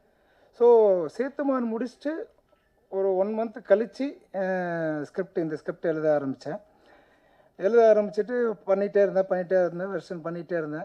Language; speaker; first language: Tamil; native; Tamil